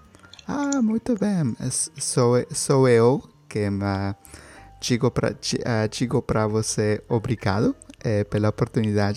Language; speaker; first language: Portuguese; non-native, learner; Spanish